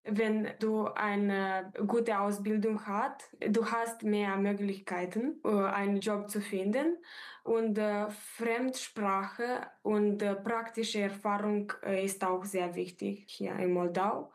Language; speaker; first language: German; non-native, learner; Romanian